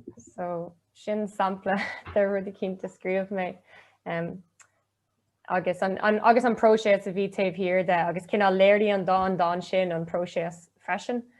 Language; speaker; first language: Irish; non-native, local second language; English